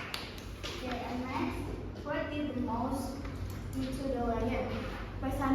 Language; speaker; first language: English; non-native, learner; Indonesian